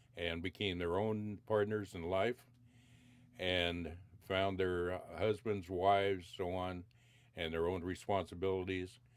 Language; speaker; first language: English; native; English